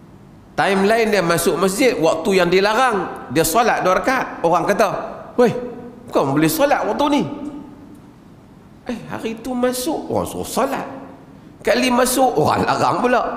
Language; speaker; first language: Malay; native; Malay